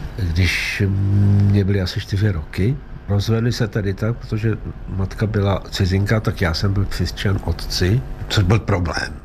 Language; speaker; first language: Czech; early bilingual, other home language; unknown